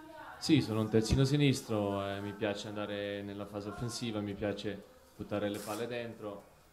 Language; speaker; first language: Italian; non-native, fluent; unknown